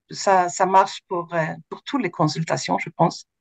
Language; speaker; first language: French; non-native, fluent; Swedish